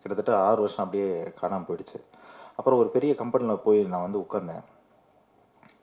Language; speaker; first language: Tamil; native; Tamil